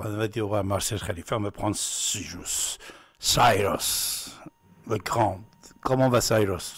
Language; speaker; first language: French; non-native, fluent; Persian